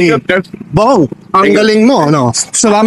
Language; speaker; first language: Filipino; non-native, learner; English